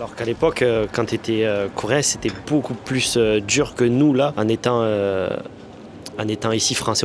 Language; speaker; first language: French; native; French